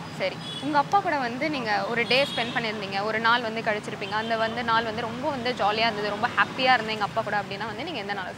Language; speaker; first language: Tamil; native; Tamil